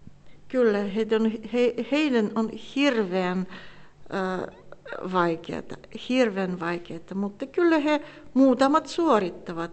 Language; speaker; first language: Finnish; non-native, fluent; Russian